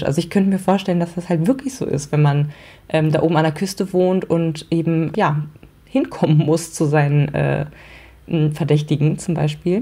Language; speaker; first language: German; native; German